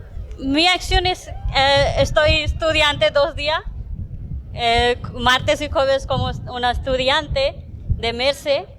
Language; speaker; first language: Spanish; non-native, learner; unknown